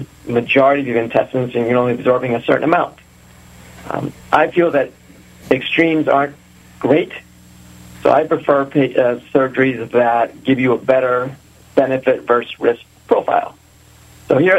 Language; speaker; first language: English; native; English